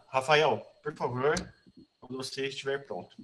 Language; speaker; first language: Portuguese; native; Portuguese